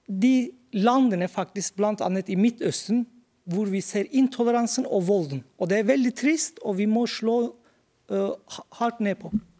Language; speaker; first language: Norwegian; non-native, fluent; Turkish